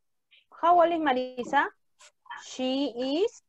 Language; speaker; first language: English; non-native, fluent; Spanish